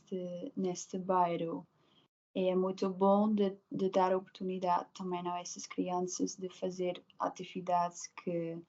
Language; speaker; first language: Portuguese; non-native, learner; Dutch